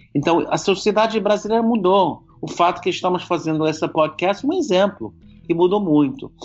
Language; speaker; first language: Portuguese; non-native, fluent; English